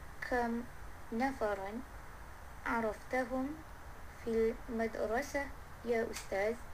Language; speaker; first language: Arabic; non-native, learner; Malay